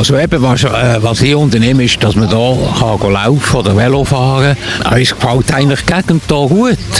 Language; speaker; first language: German; native; German